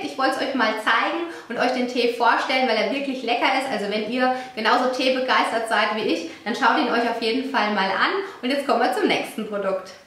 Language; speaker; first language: German; native; German